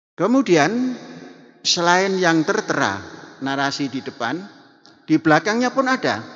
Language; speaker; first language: Indonesian; non-native, local second language; Javanese